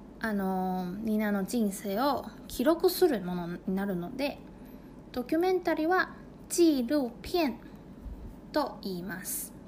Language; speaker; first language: Japanese; non-native, fluent; Chinese